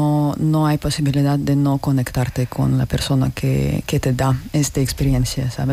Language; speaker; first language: Spanish; non-native, learner; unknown